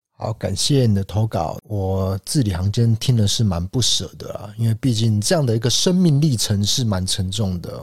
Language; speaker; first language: Chinese; native; Chinese